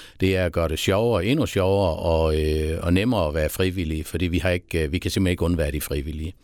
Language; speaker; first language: Danish; native; Danish